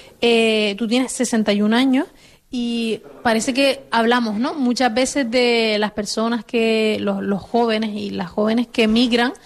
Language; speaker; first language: Spanish; native; Spanish